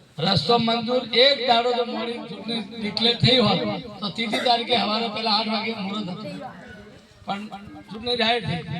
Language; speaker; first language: Gujarati; native; Gujarati